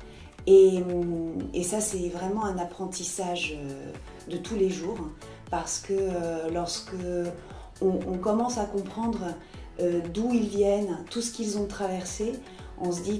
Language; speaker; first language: French; native; French